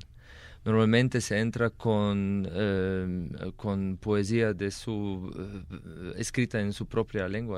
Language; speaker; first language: Spanish; non-native, fluent; Slovenian